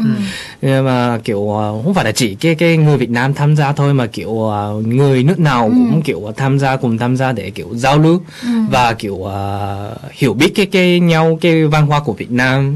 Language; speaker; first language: Vietnamese; early bilingual, heritage; Vietnamese